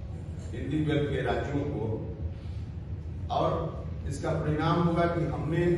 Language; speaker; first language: Hindi; native; Hindi